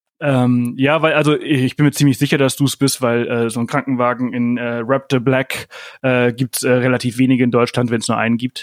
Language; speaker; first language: German; native; German